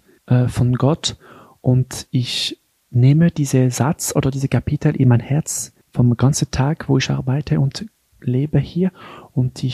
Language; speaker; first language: German; non-native, local second language; French